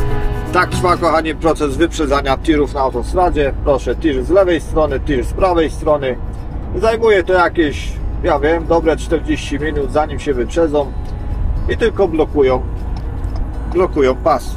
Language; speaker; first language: Polish; native; Polish